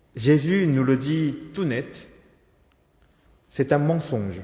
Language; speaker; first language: French; non-native, fluent; Korean